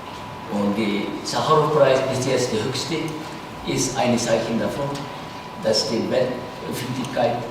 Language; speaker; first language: German; non-native, fluent; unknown